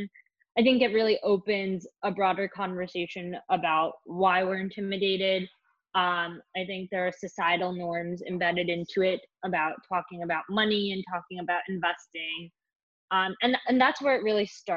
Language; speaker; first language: English; native; English